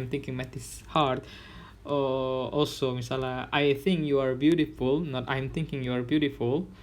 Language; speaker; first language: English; non-native, fluent; Indonesian